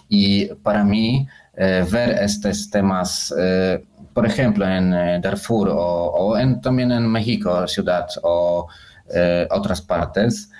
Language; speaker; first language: Spanish; non-native, fluent; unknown